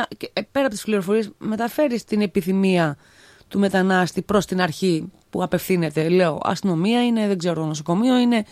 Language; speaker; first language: Greek; native; Greek